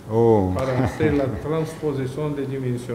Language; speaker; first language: Spanish; non-native, learner; Portuguese